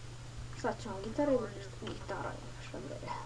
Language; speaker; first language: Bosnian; early bilingual, heritage; Bosnian